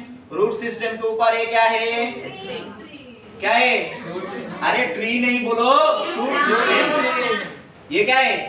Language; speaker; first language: Hindi; non-native, local second language; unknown